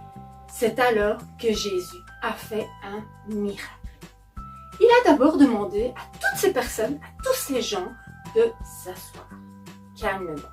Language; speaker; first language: French; native; French